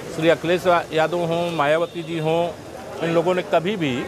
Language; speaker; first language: Hindi; native; Hindi